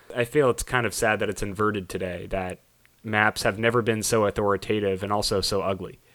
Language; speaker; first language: English; native; English